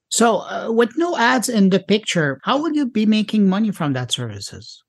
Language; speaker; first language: English; non-native, fluent; French